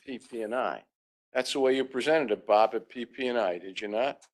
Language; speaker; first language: English; native; English